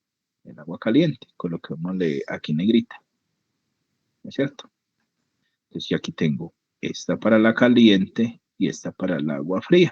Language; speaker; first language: Spanish; native; Spanish